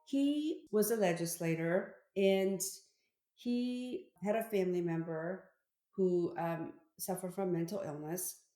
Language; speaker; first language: English; early bilingual, other home language; Korean